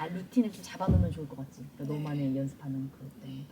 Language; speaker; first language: Korean; native; Korean